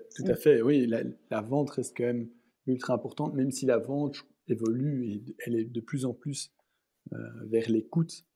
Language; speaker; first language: French; native; French